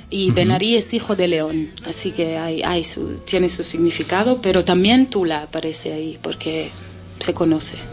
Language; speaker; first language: Spanish; non-native, fluent; Hebrew